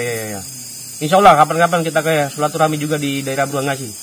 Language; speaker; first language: Indonesian; native; Indonesian